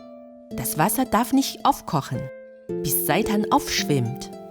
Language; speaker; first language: German; non-native, fluent; Chinese